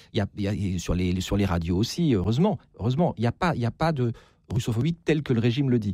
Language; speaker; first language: French; native; French